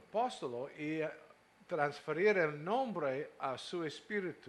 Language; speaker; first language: Spanish; non-native, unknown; English